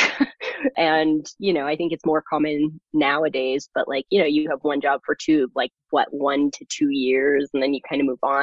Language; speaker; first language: English; early bilingual, other home language; German